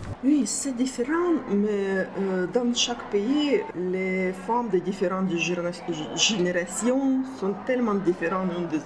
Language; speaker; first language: French; non-native, fluent; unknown